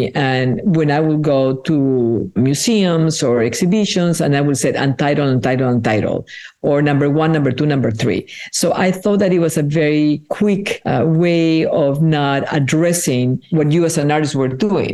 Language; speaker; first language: English; non-native, fluent; Spanish